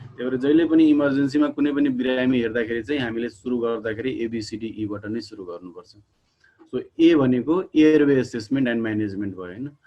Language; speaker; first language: Nepali; non-native, local second language; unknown